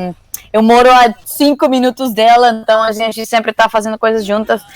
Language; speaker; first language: Portuguese; non-native, learner; Spanish